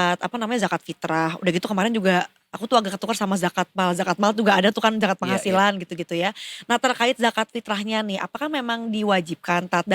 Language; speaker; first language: Indonesian; native; Indonesian